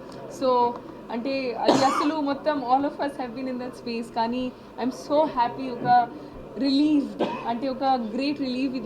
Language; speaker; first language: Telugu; non-native, fluent; Hindi